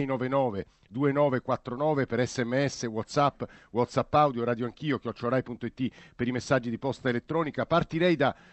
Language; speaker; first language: Italian; native; Italian